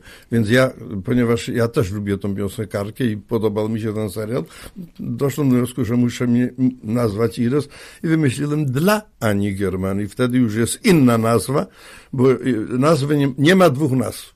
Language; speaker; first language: Polish; native; Polish